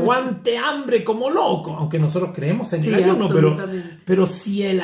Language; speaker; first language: Spanish; native; Spanish